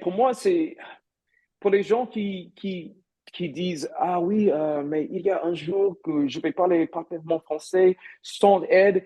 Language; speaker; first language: French; non-native, fluent; English